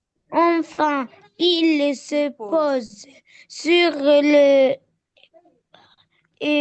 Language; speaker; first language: French; non-native, learner; Arabic